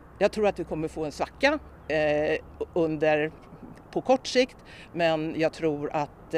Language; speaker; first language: Swedish; native; Swedish